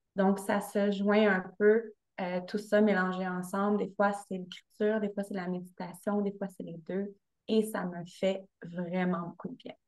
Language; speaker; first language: French; native; French